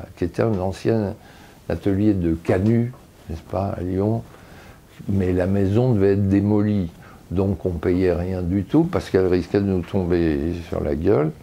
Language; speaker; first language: French; native; French